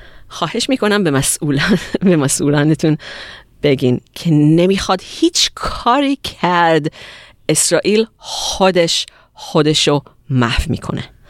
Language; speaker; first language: Persian; non-native, fluent; Hebrew